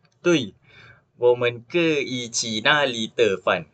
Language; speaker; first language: Chinese; non-native, learner; Malay